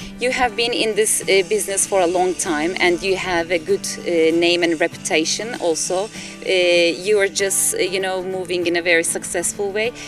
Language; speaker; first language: English; non-native, fluent; Turkish